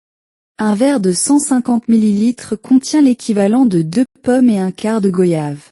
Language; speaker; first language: French; non-native, learner; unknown